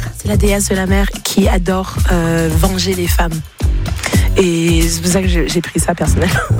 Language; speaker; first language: French; early bilingual, other home language; Haitian Creole